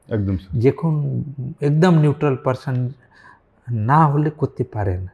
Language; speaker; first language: Bangla; non-native, local second language; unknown